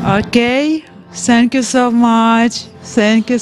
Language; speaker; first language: English; non-native, learner; Ukrainian